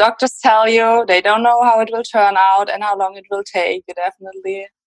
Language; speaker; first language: English; non-native, fluent; German